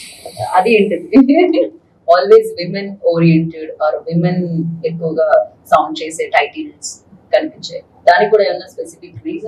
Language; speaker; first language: Telugu; native; Telugu